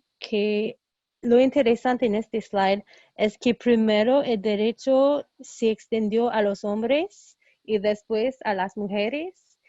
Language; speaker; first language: Spanish; early bilingual, heritage; Spanish